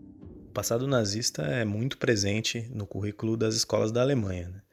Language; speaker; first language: Portuguese; native; Portuguese